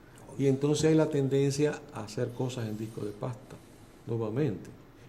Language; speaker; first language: Spanish; native; Spanish